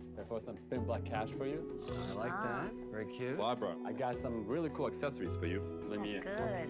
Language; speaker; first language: English; early bilingual, other home language; Ukrainian